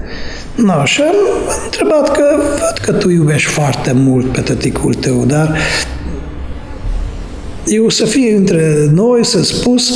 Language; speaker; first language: Romanian; non-native, fluent; Hungarian